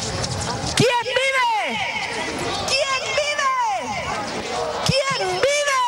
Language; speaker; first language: Spanish; native; Spanish